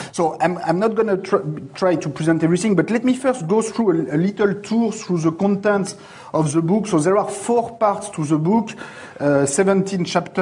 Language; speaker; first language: English; non-native, fluent; French